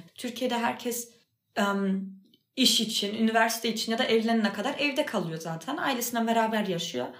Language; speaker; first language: Turkish; early bilingual, heritage; Turkish